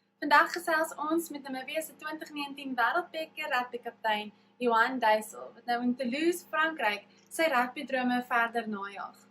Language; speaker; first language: Afrikaans; native; Afrikaans